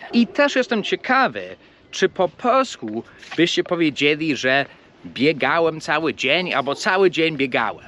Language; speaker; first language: Polish; non-native, fluent; English